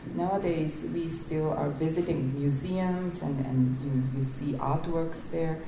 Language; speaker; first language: English; non-native, fluent; Japanese